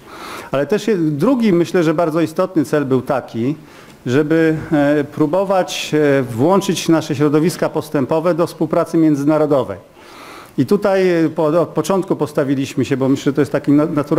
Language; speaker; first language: Polish; native; Polish